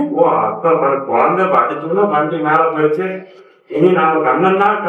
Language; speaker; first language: Tamil; native; Tamil